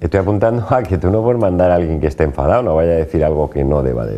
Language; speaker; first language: Spanish; native; Spanish